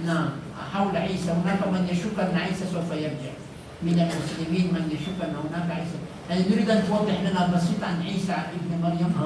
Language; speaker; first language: Arabic; non-native, fluent; Malagasy